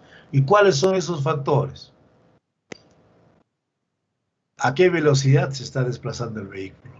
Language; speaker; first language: Spanish; native; Spanish